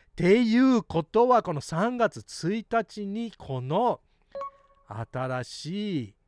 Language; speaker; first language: Japanese; early bilingual, heritage; Japanese